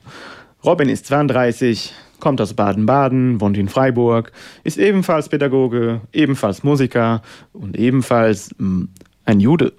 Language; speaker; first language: German; non-native, fluent; Hebrew